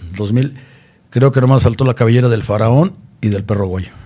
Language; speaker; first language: Spanish; native; Spanish